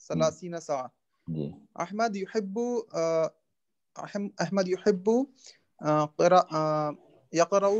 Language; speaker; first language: Arabic; non-native, learner; Urdu